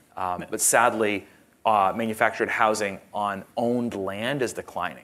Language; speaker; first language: English; native; English